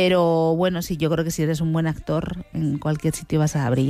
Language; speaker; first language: Spanish; native; Spanish